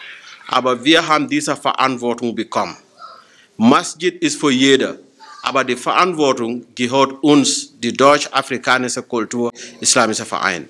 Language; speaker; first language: German; non-native, fluent; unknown